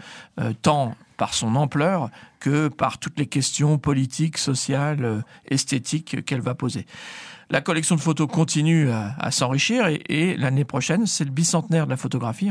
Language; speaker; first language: French; native; French